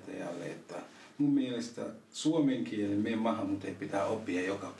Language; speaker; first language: Finnish; non-native, local second language; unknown